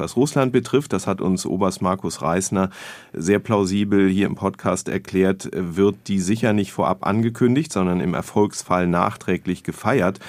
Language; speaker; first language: German; native; German